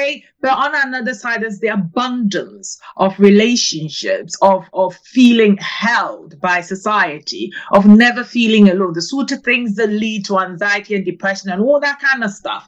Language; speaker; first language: English; non-native, local second language; Akan